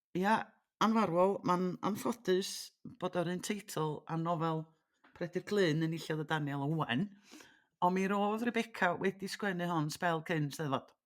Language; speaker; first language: Welsh; native; Welsh